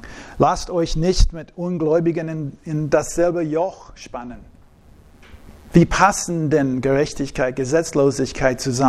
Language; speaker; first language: German; non-native, fluent; English